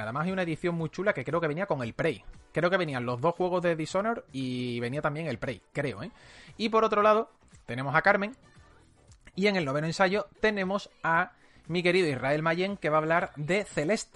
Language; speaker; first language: Spanish; native; Spanish